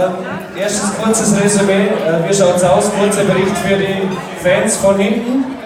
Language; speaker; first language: German; native; German